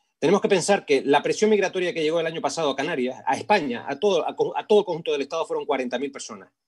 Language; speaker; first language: Spanish; native; Spanish